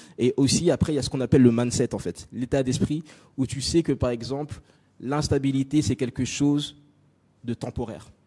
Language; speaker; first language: French; native; French